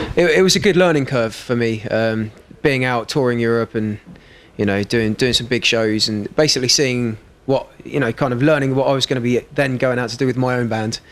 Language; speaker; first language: English; native; English